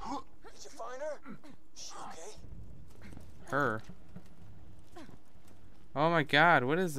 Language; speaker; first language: English; native; English